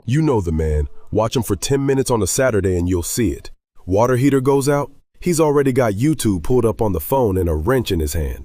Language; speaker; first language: English; native; English